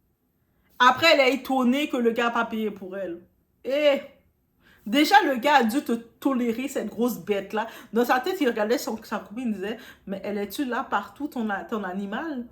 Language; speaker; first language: French; native; French